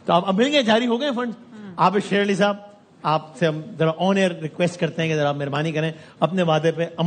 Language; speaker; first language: Urdu; native; Urdu